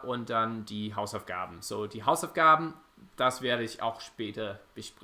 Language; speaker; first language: German; non-native, fluent; English